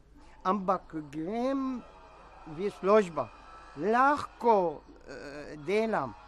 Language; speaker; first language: Slovenian; non-native, learner; Arabic